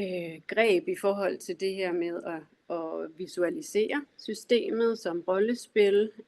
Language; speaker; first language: Danish; native; Danish